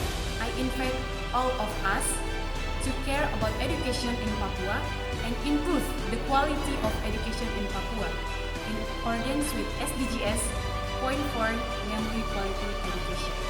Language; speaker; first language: English; non-native, learner; Indonesian